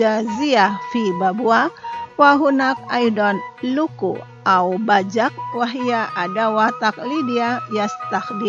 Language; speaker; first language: Arabic; non-native, fluent; Indonesian